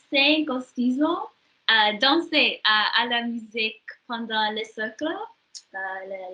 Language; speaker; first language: French; non-native, learner; English